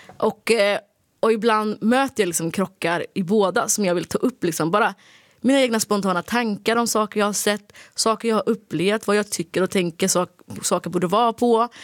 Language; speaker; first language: Swedish; early bilingual, other home language; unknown